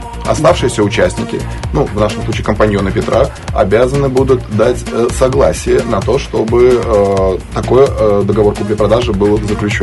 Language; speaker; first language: Russian; native; Russian